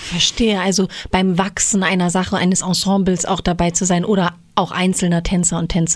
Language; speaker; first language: German; native; German